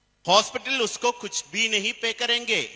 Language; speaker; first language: Hindi; non-native, fluent; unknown